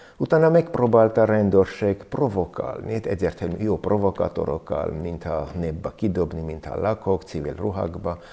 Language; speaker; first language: Hungarian; non-native, learner; Armenian